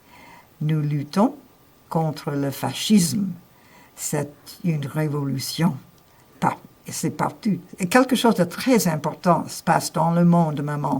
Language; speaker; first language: French; non-native, fluent; English